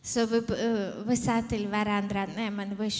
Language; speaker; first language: Swedish; non-native, fluent; Ukrainian